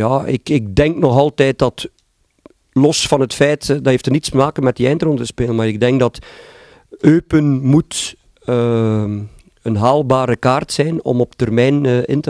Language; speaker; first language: Dutch; native; Dutch